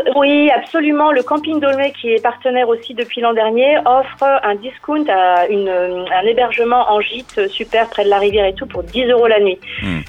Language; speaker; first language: French; native; French